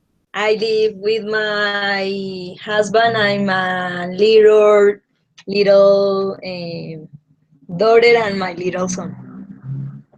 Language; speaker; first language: English; non-native, learner; Spanish